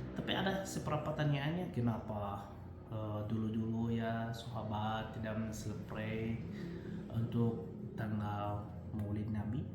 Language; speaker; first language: Indonesian; non-native, fluent; Arabic